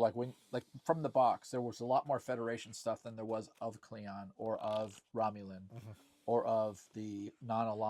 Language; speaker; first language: English; native; English